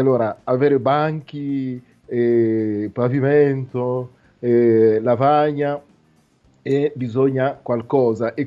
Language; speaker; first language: Italian; non-native, fluent; Nande